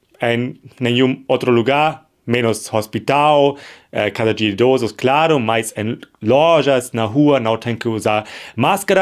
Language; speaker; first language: Portuguese; non-native, fluent; German